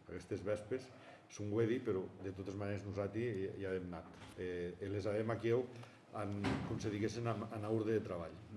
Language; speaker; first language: Catalan; non-native, local second language; Occitan